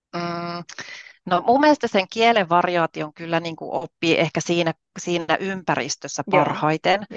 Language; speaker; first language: Finnish; native; Finnish